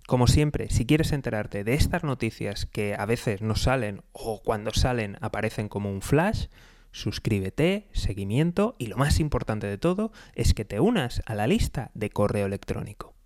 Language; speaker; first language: Spanish; native; Spanish